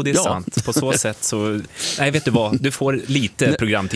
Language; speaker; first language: Swedish; native; Swedish